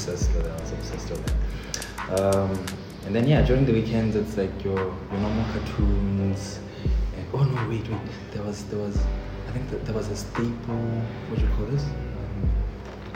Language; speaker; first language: English; non-native, local second language; Tswana